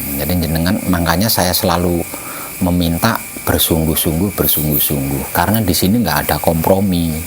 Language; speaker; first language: Indonesian; non-native, local second language; Javanese